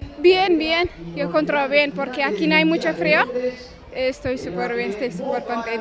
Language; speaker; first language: Spanish; non-native, learner; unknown